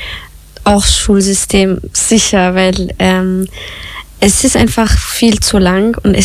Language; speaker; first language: German; early bilingual, other home language; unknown